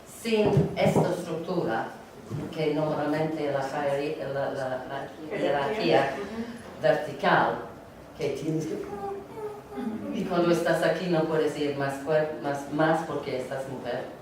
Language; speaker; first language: Spanish; non-native, learner; English